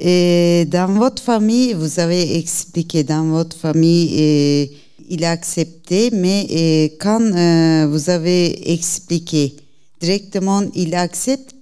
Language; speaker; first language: French; non-native, learner; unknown